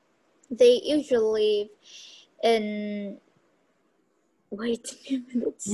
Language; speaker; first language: English; non-native, learner; Vietnamese